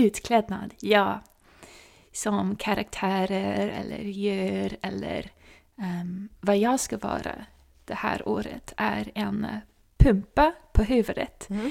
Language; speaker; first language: Swedish; non-native, fluent; English